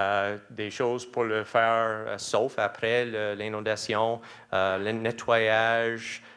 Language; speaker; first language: French; non-native, learner; English